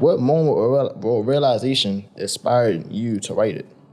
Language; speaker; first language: English; native; English